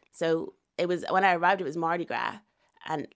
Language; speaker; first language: English; native; English